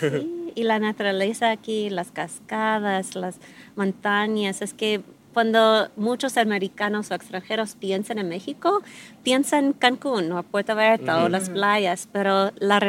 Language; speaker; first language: Spanish; non-native, fluent; English